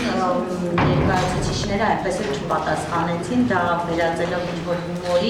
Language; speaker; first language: Armenian; native; Armenian